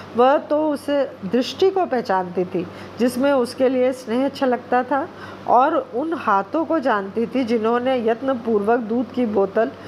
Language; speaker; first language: Hindi; non-native, local second language; Bangla